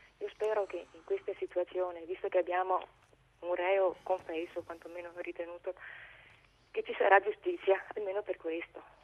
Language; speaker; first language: Italian; native; Italian